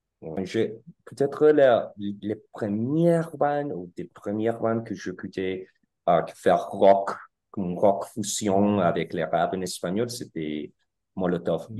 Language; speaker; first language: French; non-native, learner; Spanish